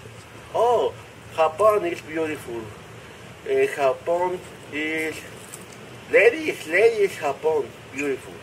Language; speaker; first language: English; non-native, learner; Spanish